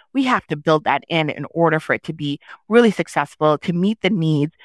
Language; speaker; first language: English; early bilingual, other home language; Haitian Creole